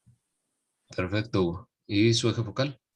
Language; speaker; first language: Spanish; native; Spanish